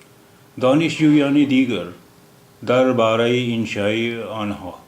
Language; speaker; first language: Persian; non-native, fluent; Urdu